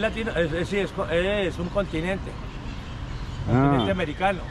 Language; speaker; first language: Spanish; native; Spanish